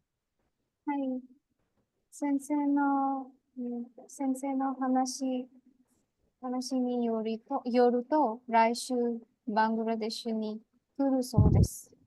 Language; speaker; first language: Japanese; non-native, learner; Bangla